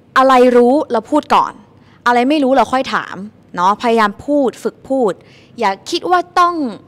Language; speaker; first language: Thai; native; Thai